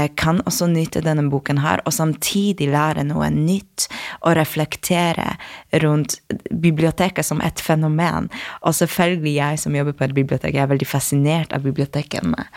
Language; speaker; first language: Norwegian; non-native, fluent; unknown